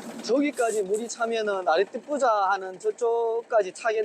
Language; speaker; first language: Korean; native; Korean